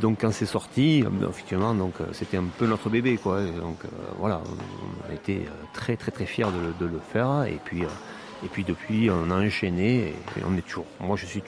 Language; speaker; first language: French; native; French